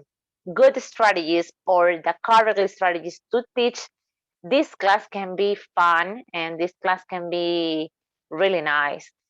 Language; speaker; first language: English; non-native, learner; Spanish